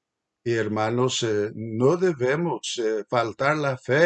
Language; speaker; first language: Spanish; non-native, fluent; English